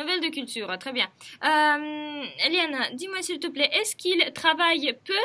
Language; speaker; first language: French; non-native, fluent; Russian